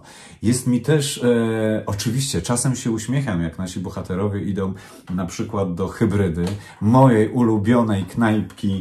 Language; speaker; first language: Polish; native; Polish